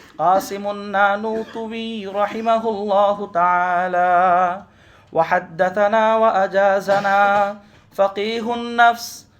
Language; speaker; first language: Arabic; non-native, fluent; Bangla